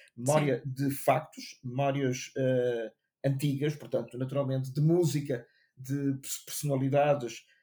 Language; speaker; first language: Portuguese; native; Portuguese